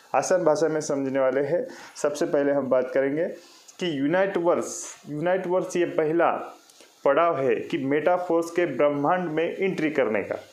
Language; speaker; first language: Hindi; non-native, local second language; Marathi